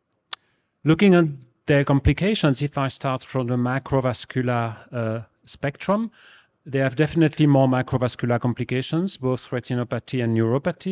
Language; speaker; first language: English; non-native, fluent; French